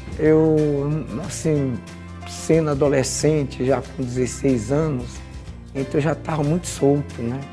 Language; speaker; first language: Portuguese; non-native, local second language; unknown